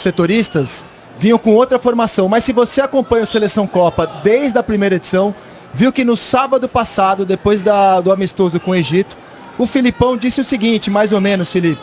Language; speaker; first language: Portuguese; native; Portuguese